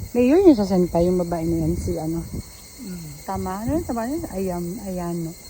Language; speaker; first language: Filipino; non-native, local second language; Cebuano